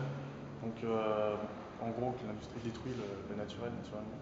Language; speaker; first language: French; native; French